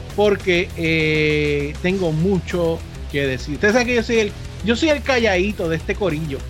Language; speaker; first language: Spanish; native; Spanish